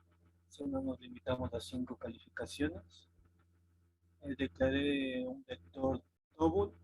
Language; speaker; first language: Spanish; native; Spanish